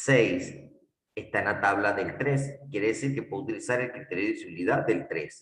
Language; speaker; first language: Spanish; native; Spanish